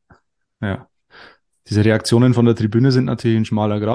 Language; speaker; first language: German; native; German